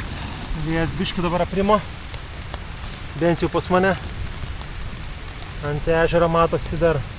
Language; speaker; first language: Lithuanian; native; Lithuanian